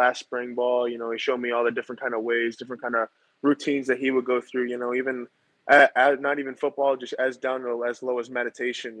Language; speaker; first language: English; native; English